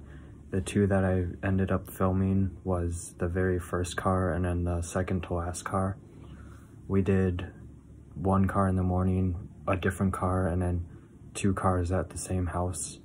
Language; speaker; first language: English; native; English